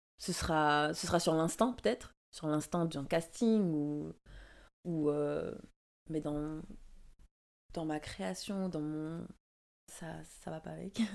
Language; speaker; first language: French; native; French